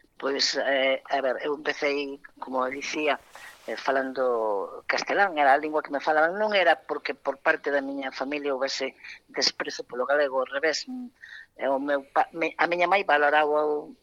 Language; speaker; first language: Galician; non-native, local second language; Spanish